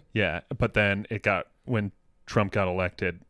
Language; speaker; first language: English; native; English